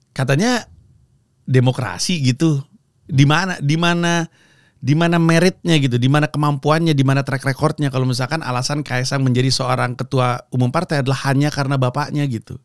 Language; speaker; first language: Indonesian; native; Indonesian